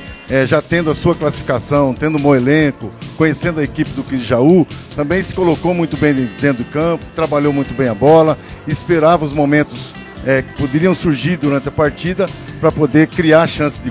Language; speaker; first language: Portuguese; native; Portuguese